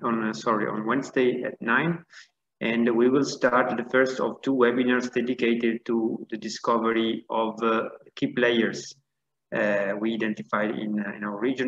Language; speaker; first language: English; non-native, fluent; Italian